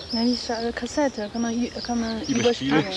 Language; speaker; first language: German; non-native, learner; Chinese